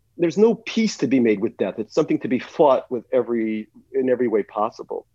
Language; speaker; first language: English; early bilingual, other home language; Russian